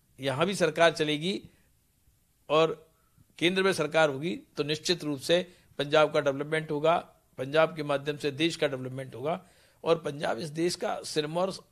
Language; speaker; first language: Hindi; non-native, local second language; Punjabi